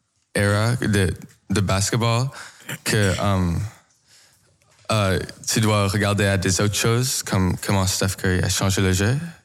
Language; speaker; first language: French; non-native, local second language; English